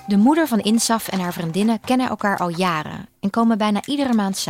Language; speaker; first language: Dutch; native; Dutch